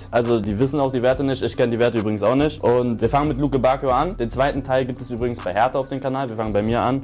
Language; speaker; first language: German; native; German